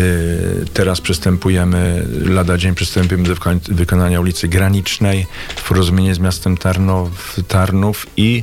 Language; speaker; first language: Polish; native; Polish